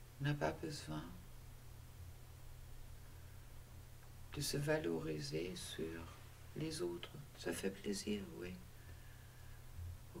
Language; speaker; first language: French; non-native, fluent; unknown